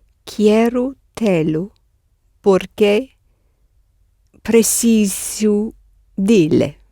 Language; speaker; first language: Portuguese; non-native, learner; English